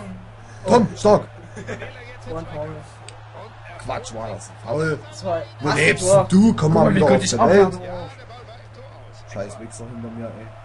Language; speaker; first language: German; native; German